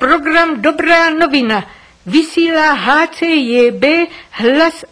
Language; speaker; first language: Czech; native; Czech